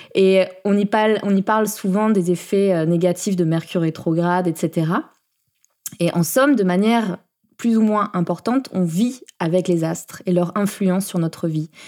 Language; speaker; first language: French; native; French